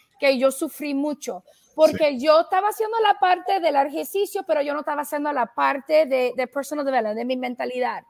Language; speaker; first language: Spanish; early bilingual, heritage; Spanish